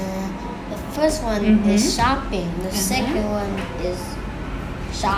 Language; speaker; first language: English; non-native, learner; Vietnamese